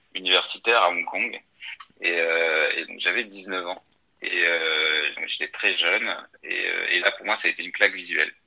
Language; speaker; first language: French; native; French